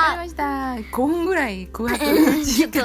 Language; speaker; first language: Japanese; non-native, fluent; Korean